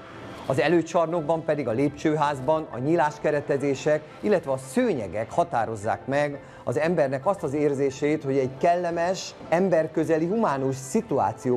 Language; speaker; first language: Hungarian; native; Hungarian